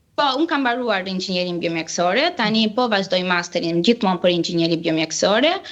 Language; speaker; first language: Albanian; early bilingual, heritage; Albanian